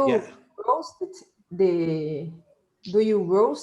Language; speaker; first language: English; non-native, learner; Portuguese